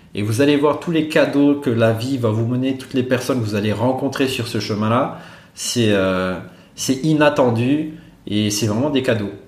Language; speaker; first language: French; non-native, local second language; Malagasy